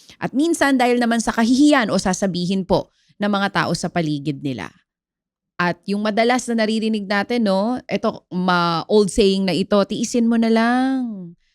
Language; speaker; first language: Filipino; native; Filipino